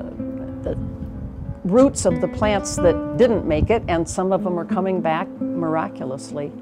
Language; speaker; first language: English; native; English